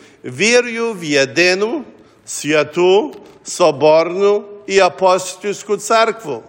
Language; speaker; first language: Ukrainian; early bilingual, heritage; Ukrainian